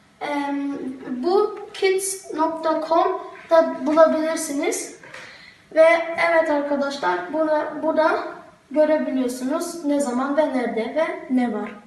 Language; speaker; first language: Turkish; early bilingual, heritage; Turkish